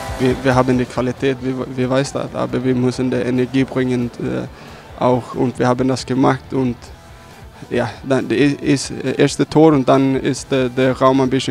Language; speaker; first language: German; non-native, learner; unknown